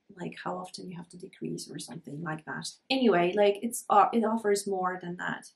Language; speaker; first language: English; non-native, fluent; Polish